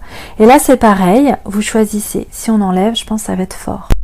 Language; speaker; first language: French; native; French